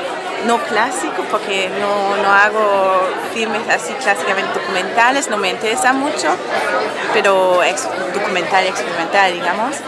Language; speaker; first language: Spanish; non-native, fluent; German